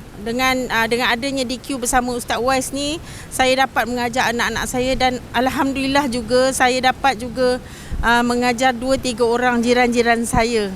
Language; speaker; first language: Malay; native; Malay